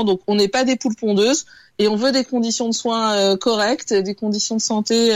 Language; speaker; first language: French; native; French